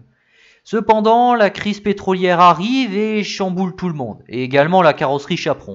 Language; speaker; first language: French; native; French